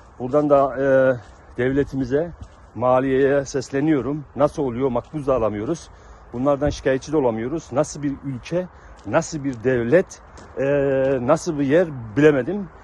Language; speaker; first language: Turkish; native; Turkish